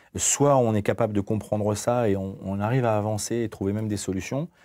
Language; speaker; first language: French; native; French